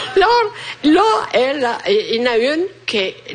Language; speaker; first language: French; native; French